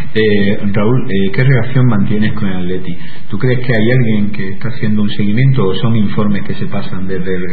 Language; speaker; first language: Spanish; native; Spanish